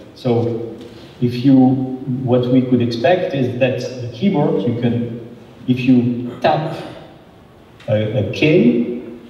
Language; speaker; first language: English; non-native, fluent; French